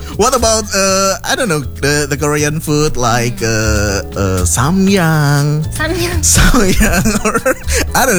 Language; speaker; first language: English; non-native, fluent; Indonesian